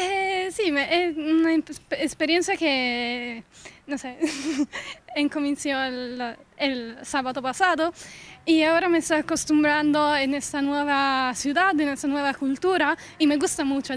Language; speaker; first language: Spanish; non-native, learner; Italian